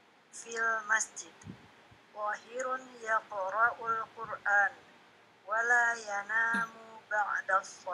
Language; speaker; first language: Arabic; non-native, learner; Indonesian